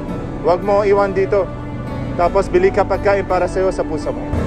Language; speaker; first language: Filipino; non-native, learner; Arabic